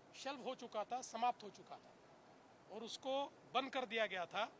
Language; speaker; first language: Hindi; non-native, local second language; Marathi